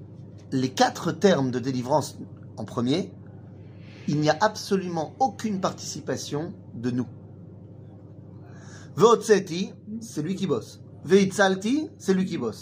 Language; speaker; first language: French; native; French